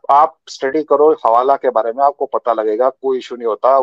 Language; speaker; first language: Hindi; native; Hindi